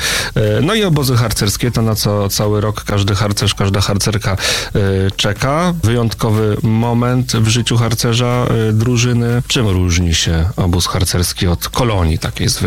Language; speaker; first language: Polish; native; Polish